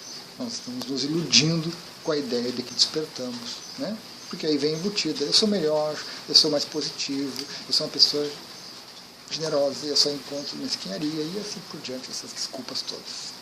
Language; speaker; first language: Portuguese; native; Portuguese